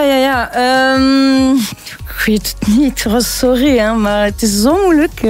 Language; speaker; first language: Dutch; non-native, local second language; French